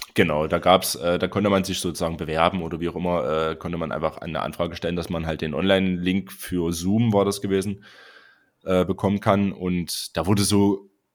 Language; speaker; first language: German; native; German